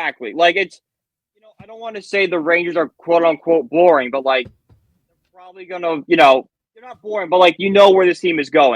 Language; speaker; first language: English; native; English